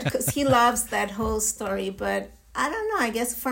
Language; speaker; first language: English; non-native, fluent; Spanish